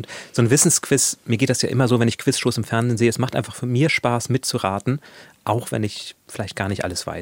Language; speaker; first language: German; native; German